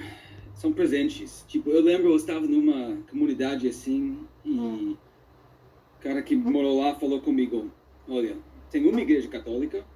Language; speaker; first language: Portuguese; non-native, fluent; English